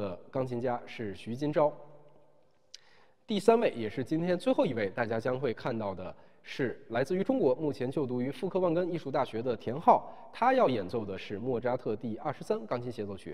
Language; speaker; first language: Chinese; native; Chinese